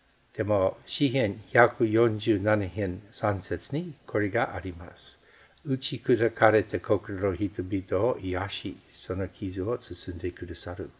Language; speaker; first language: Japanese; non-native, fluent; English